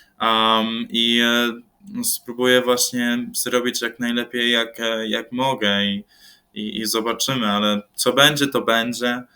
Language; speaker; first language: Polish; early bilingual, heritage; English